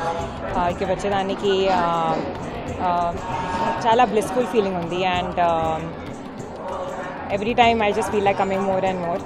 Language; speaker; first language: Telugu; non-native, learner; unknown